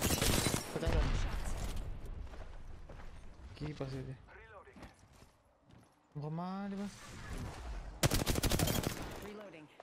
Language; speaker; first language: Indonesian; native; Indonesian